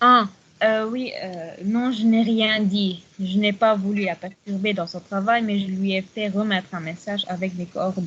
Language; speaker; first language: French; non-native, learner; Arabic